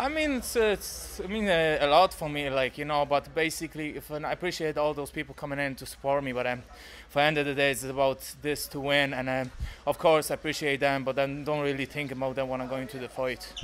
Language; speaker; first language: English; non-native, fluent; Polish